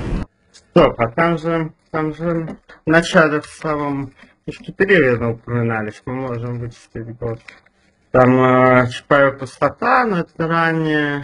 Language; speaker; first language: Russian; native; Russian